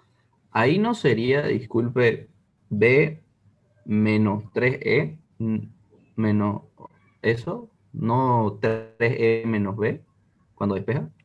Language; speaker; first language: Spanish; native; Spanish